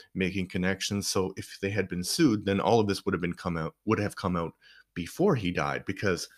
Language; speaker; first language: English; native; English